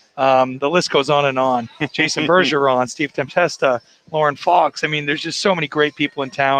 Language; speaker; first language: English; native; English